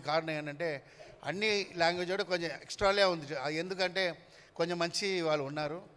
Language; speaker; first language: Telugu; non-native, learner; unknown